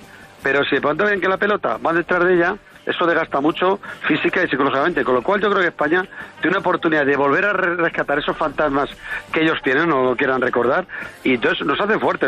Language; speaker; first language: Spanish; native; Spanish